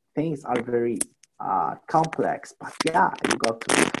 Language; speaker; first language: English; non-native, fluent; Arabic